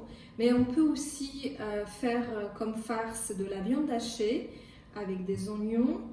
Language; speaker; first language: French; non-native, fluent; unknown